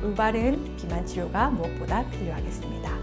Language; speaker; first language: Korean; native; Korean